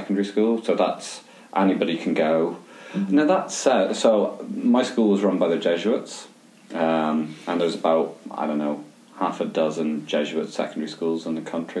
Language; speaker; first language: English; native; English